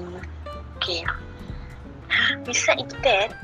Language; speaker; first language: English; non-native, learner; Malay